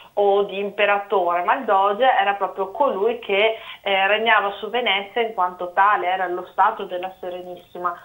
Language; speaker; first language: Italian; native; Italian